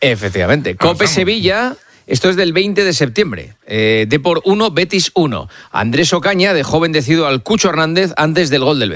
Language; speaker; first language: Spanish; native; Spanish